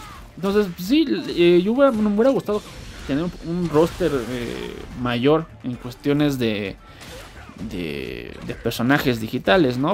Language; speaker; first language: Spanish; native; Spanish